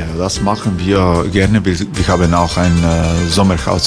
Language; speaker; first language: German; non-native, fluent; Croatian